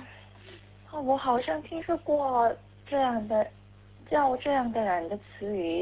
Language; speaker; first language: Chinese; non-native, learner; Korean